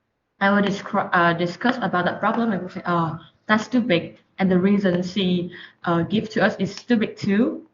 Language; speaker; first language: English; non-native, learner; Vietnamese